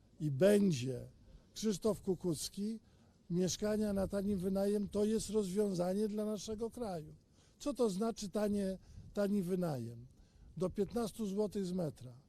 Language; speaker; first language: Polish; native; Polish